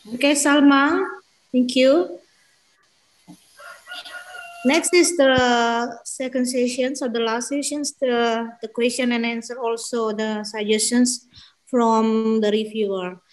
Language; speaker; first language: English; non-native, fluent; Indonesian